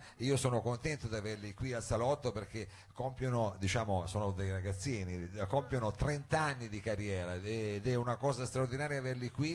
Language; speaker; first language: Italian; native; Italian